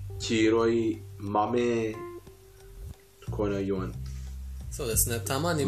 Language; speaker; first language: Japanese; non-native, fluent; Persian